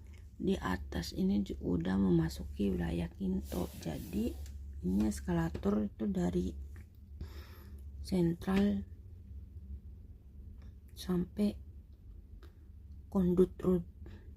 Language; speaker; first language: Indonesian; native; Indonesian